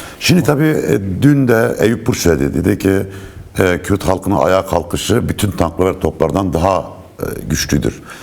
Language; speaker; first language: Turkish; non-native, local second language; Kurdish